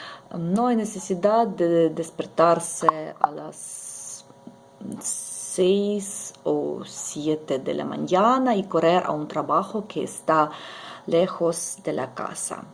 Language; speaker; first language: Spanish; non-native, learner; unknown